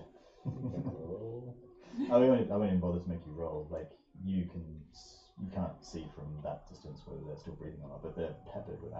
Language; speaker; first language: English; native; English